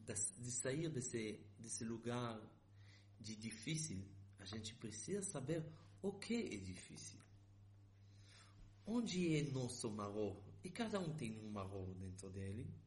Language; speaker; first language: Portuguese; non-native, fluent; Hebrew